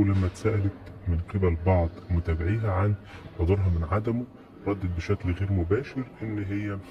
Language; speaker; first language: Arabic; native; Arabic